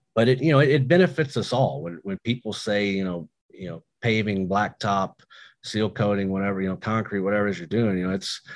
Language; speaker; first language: English; native; English